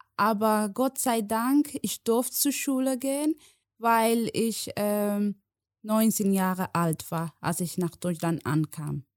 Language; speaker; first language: German; non-native, learner; Somali